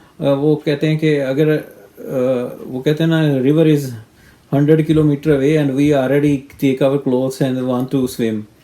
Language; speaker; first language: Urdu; non-native, local second language; Punjabi